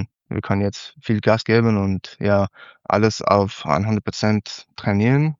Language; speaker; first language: German; non-native, learner; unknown